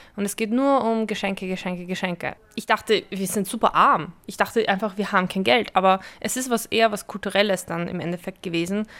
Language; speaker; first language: German; early bilingual, other home language; Polish